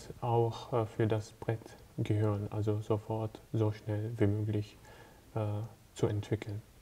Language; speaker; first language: German; non-native, learner; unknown